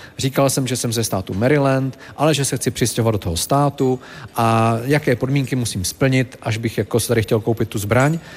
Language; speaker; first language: Czech; native; Czech